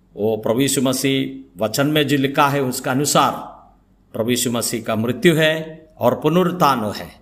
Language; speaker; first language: Hindi; non-native, local second language; Malayalam